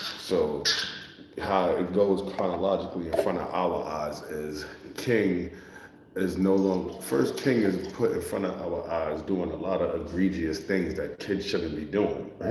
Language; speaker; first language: English; native; English